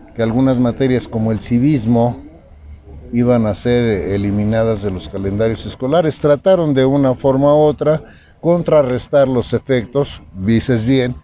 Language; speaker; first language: Spanish; native; Spanish